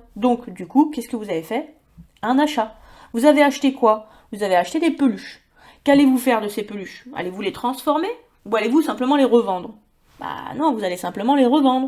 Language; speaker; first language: French; native; French